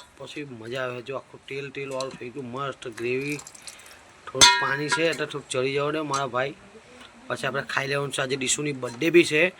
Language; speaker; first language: Gujarati; non-native, local second language; Vasavi